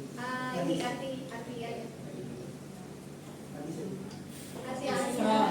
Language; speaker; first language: Indonesian; native; Indonesian